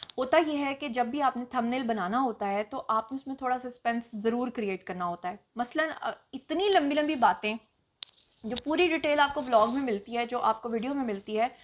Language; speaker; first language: Urdu; non-native, local second language; Punjabi